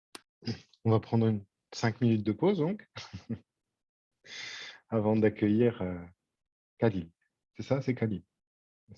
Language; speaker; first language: French; native; French